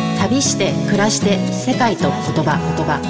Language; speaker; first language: Japanese; native; Japanese